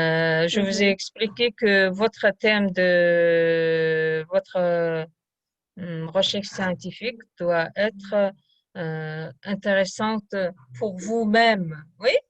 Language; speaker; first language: French; non-native, fluent; Kazakh